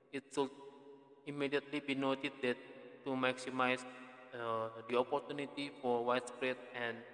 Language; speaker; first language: English; non-native, fluent; Indonesian